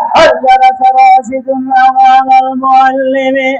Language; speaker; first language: Arabic; non-native, fluent; Bangla